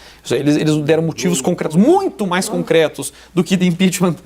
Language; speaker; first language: Portuguese; native; Portuguese